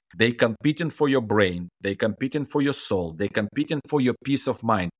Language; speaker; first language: English; non-native, fluent; Ukrainian